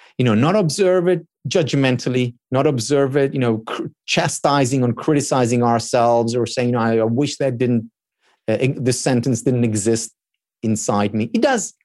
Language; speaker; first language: English; non-native, fluent; Hebrew